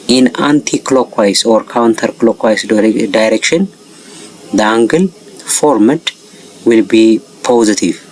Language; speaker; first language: English; non-native, local second language; Amharic